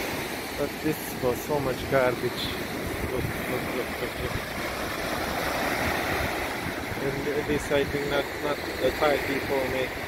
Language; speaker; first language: English; non-native, learner; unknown